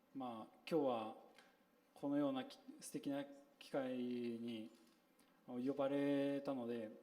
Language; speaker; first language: Japanese; native; Japanese